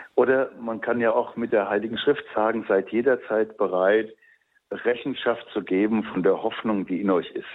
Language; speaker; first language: German; native; German